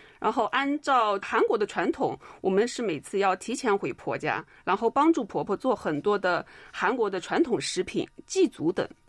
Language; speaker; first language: Chinese; native; Chinese